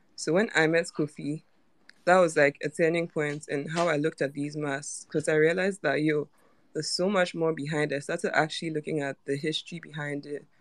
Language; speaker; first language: English; non-native, local second language; Akan